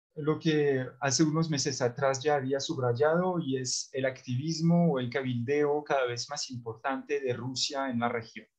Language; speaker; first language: Spanish; non-native, fluent; French